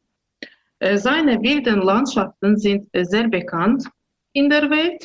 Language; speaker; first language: German; non-native, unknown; Azerbaijani